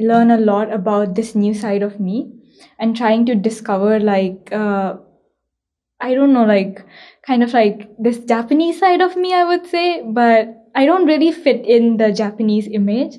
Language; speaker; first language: English; non-native, local second language; Hindi